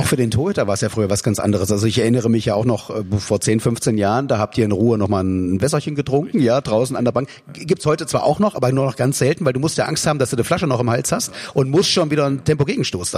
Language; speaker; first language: German; native; German